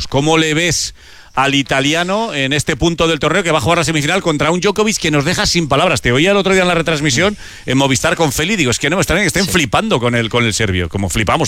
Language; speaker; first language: Spanish; native; Spanish